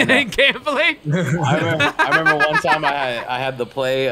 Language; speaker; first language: English; native; English